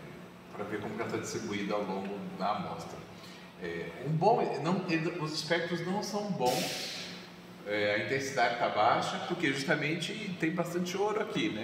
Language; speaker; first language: Portuguese; native; Portuguese